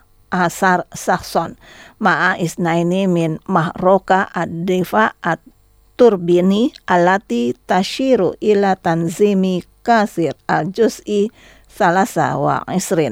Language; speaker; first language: Arabic; non-native, learner; Indonesian